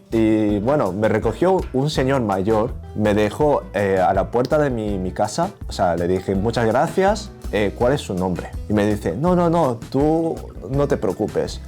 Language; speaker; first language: Spanish; non-native, fluent; Japanese